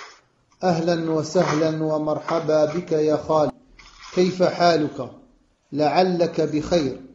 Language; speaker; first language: Arabic; non-native, fluent; French